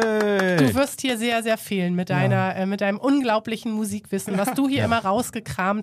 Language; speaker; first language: German; native; German